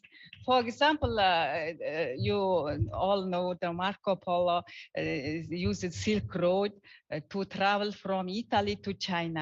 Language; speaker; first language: English; non-native, learner; Mongolian